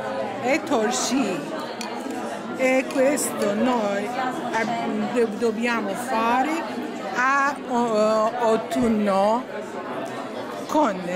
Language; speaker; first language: Italian; non-native, learner; Persian